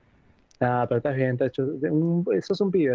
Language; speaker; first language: Spanish; native; Spanish